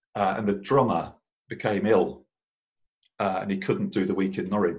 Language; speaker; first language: English; native; English